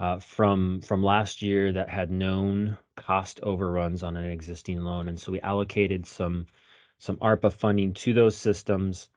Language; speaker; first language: English; native; English